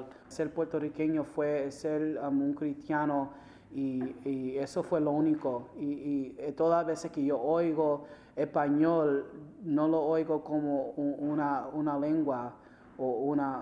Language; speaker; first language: Spanish; early bilingual, heritage; Spanish